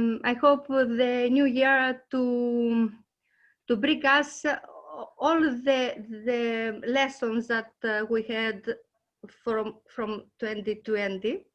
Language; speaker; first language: English; non-native, learner; Greek